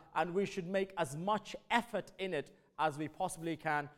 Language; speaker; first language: English; early bilingual, other home language; Urdu